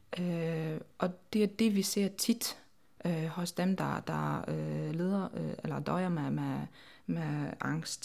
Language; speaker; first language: Danish; non-native, fluent; Polish